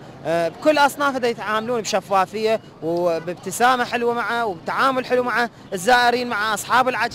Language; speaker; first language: Arabic; native; Arabic